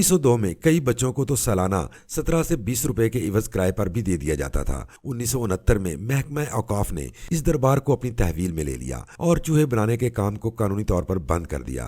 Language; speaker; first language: Urdu; native; Urdu